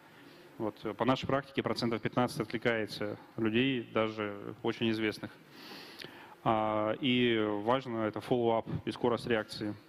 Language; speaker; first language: Russian; native; Russian